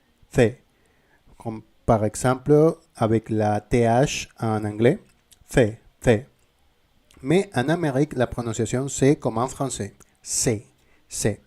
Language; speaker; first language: French; non-native, fluent; Spanish